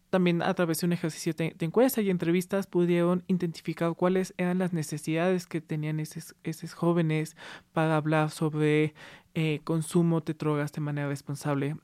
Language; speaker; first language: Spanish; native; Spanish